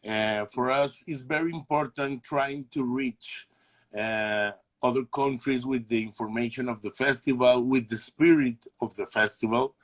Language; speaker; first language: English; non-native, learner; Spanish